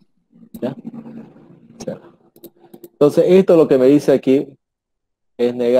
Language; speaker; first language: Spanish; native; Spanish